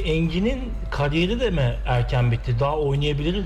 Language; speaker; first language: Turkish; native; Turkish